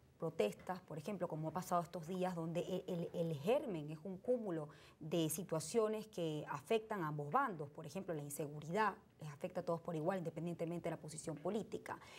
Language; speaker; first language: Spanish; native; Spanish